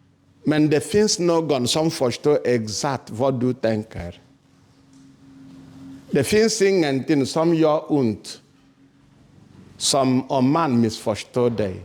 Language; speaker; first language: Swedish; non-native, fluent; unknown